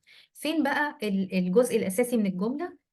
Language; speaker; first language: Arabic; native; Arabic